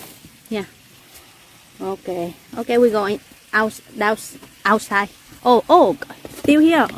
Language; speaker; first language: English; non-native, learner; Vietnamese